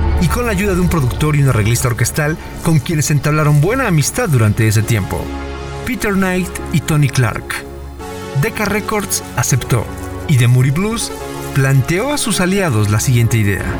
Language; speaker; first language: Spanish; native; Spanish